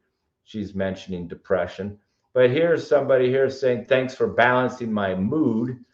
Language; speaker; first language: English; native; English